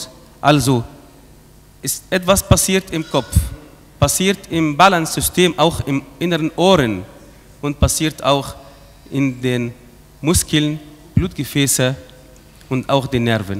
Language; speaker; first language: German; non-native, fluent; Arabic